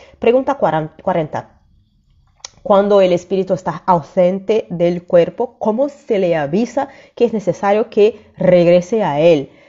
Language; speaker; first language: Spanish; non-native, fluent; Portuguese